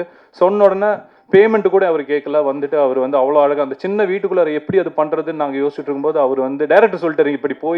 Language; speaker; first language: Tamil; native; Tamil